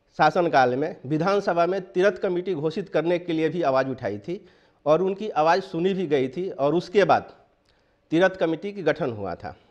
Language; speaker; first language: Hindi; native; Hindi